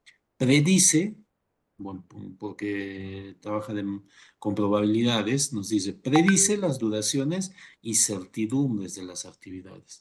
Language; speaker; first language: Spanish; native; Spanish